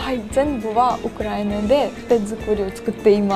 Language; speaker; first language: Japanese; non-native, learner; Ukrainian